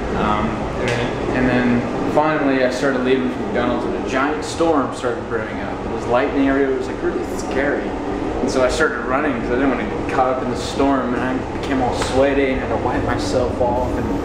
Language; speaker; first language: English; native; English